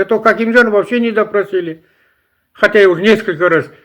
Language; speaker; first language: Russian; non-native, local second language; Kazakh